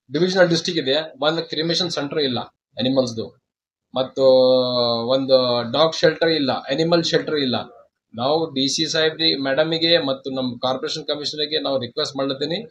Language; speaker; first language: Kannada; non-native, local second language; Urdu